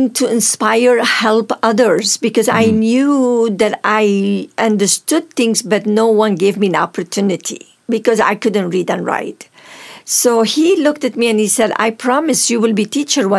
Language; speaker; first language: English; non-native, fluent; Arabic